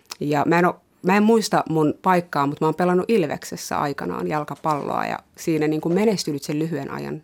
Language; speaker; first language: Finnish; early bilingual, other home language; Somali